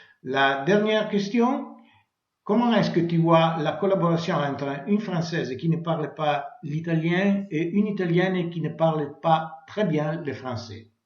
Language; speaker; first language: French; non-native, learner; Italian